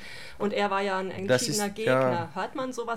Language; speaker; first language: German; native; German